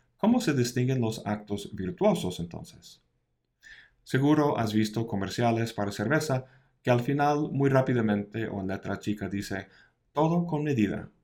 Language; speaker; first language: Spanish; non-native, fluent; English